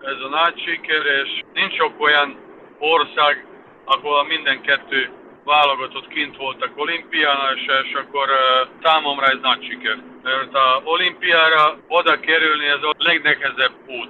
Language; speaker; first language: Hungarian; non-native, fluent; Serbian